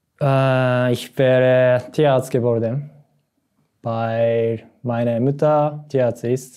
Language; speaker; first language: German; non-native, learner; Japanese